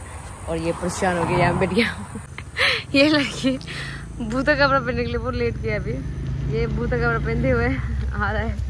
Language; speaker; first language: Hindi; non-native, local second language; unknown